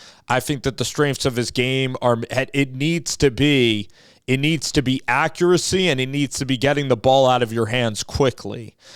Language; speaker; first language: English; native; English